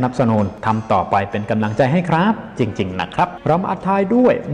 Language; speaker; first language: Thai; native; Thai